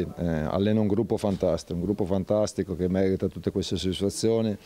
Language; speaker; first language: Italian; native; Italian